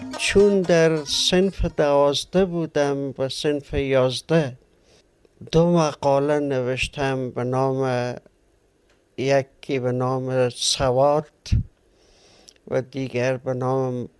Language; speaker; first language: Persian; native; Persian